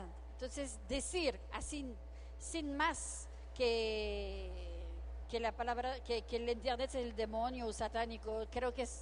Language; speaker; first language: Spanish; non-native, fluent; French